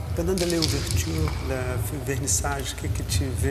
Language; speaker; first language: French; non-native, learner; Portuguese